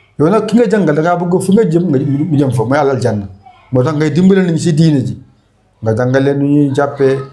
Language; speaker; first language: Wolof; non-native, local second language; Fula